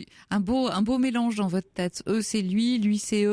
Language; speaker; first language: French; native; French